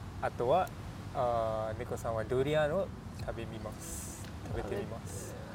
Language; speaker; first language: Japanese; non-native, learner; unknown